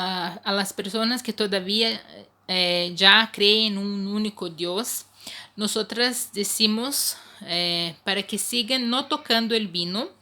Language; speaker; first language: Spanish; non-native, fluent; Portuguese